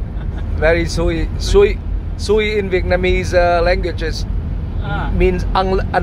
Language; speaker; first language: English; non-native, learner; Vietnamese